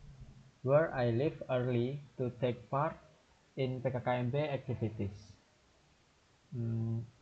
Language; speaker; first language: English; non-native, learner; Indonesian